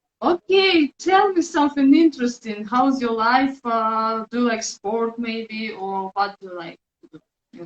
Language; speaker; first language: English; non-native, learner; Russian